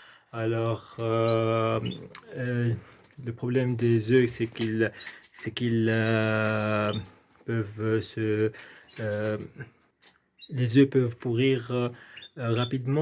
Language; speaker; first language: French; non-native, local second language; Arabic